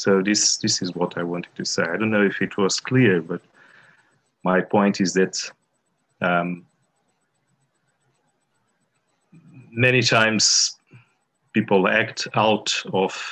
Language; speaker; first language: English; non-native, fluent; Portuguese